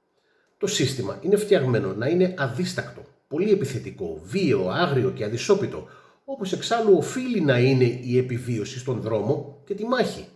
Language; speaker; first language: Greek; native; Greek